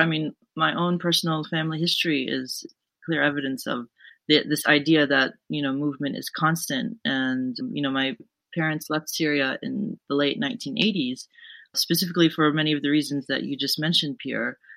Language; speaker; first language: English; native; English